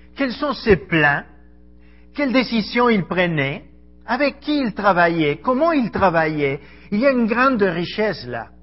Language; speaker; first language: French; non-native, fluent; Spanish